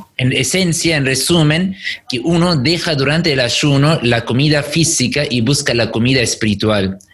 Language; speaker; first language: Spanish; non-native, fluent; German